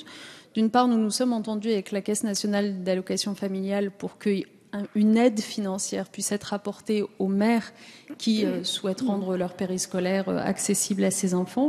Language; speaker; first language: French; native; French